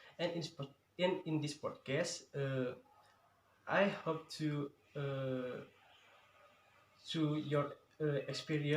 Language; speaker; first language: English; non-native, learner; Indonesian